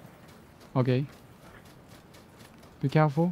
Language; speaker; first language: English; non-native, learner; Korean